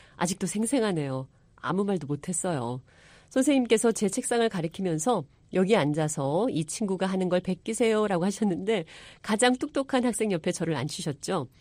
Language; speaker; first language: Korean; early bilingual, heritage; English